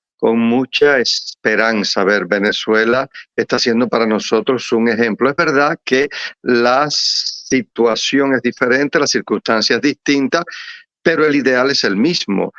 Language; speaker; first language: Spanish; native; Spanish